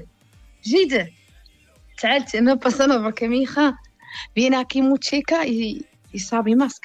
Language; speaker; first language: Spanish; non-native, learner; Arabic